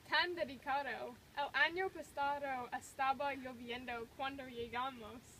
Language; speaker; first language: Spanish; non-native, learner; English